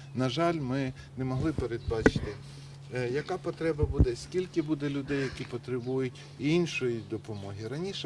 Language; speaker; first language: Ukrainian; native; Ukrainian